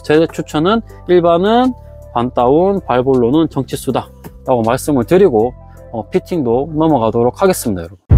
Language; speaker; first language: Korean; native; Korean